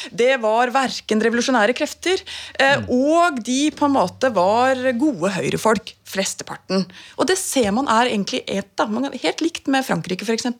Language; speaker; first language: Norwegian; native; Norwegian